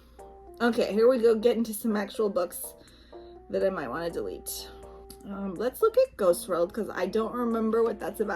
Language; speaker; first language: English; native; English